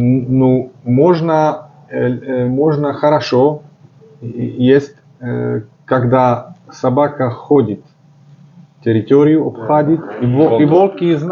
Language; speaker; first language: Russian; non-native, learner; Slovak